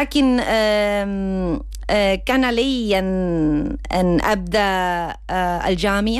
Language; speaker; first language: Arabic; non-native, learner; Spanish